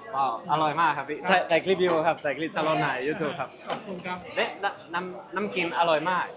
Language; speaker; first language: Thai; non-native, learner; Spanish